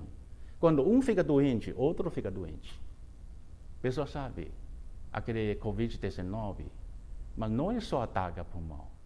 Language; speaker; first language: Portuguese; non-native, fluent; Chinese